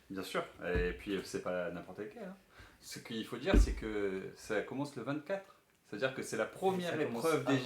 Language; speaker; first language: French; native; French